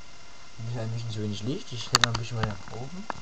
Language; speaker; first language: German; native; German